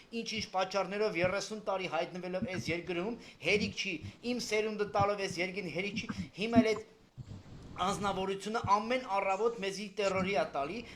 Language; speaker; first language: Armenian; native; Armenian